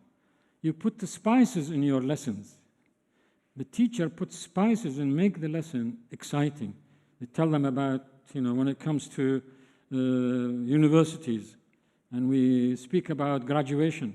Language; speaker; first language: English; non-native, fluent; Arabic